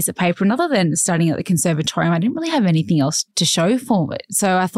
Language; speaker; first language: English; native; English